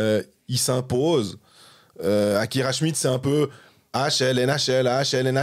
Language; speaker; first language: French; native; French